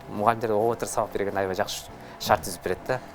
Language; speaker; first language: Kyrgyz; native; Kyrgyz